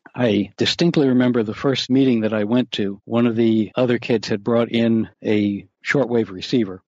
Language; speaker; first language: English; native; English